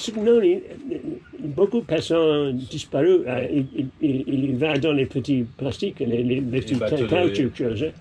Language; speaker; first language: French; non-native, learner; English